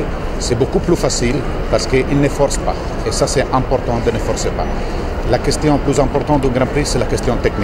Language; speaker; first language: French; non-native, fluent; Italian